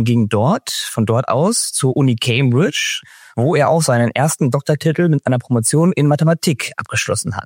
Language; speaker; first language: German; native; German